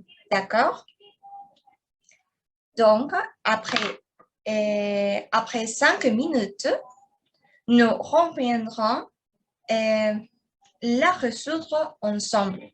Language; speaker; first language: French; non-native, learner; Spanish